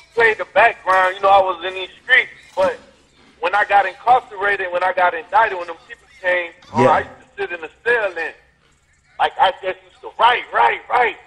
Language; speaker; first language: English; native; English